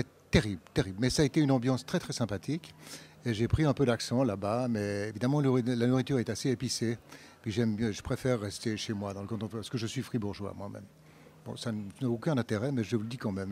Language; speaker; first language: French; native; French